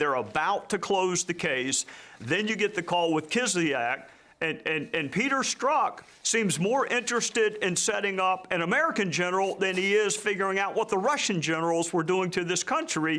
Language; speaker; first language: English; native; English